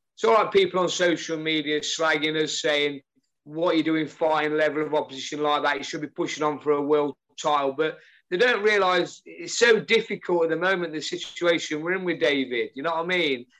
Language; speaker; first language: English; native; English